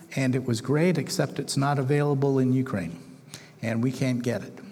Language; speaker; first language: English; native; English